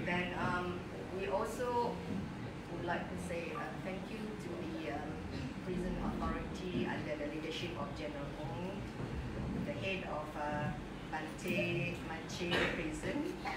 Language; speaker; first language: English; non-native, local second language; Malay